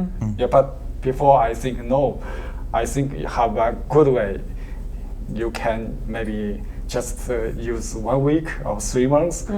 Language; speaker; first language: English; non-native, learner; Chinese